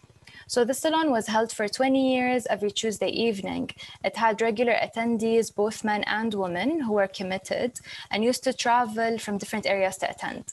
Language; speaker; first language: English; non-native, fluent; Arabic